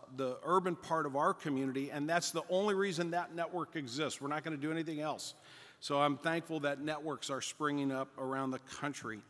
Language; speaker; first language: English; native; English